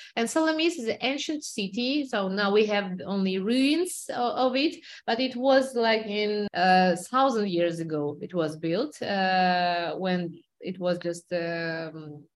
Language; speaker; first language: English; non-native, fluent; Russian